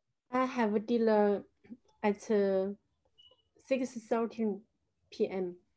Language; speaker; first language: English; non-native, learner; Chinese